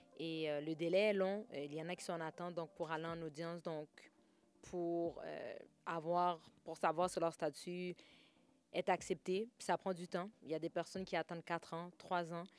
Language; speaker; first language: French; native; French